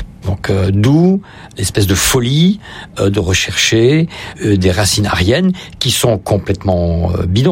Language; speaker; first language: French; native; French